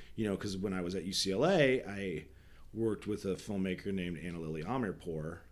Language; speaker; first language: English; native; English